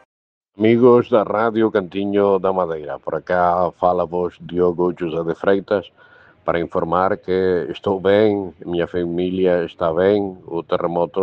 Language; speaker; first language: Portuguese; early bilingual, heritage; Spanish